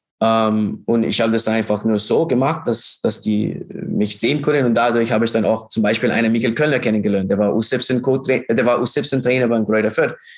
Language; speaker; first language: German; non-native, fluent; English